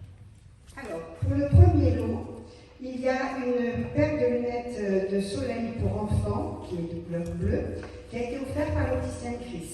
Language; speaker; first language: French; native; French